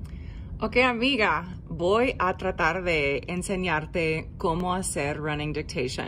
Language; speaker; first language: Spanish; non-native, fluent; English